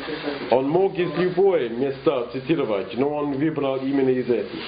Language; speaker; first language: Russian; non-native, fluent; English